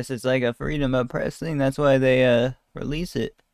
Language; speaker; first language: English; native; English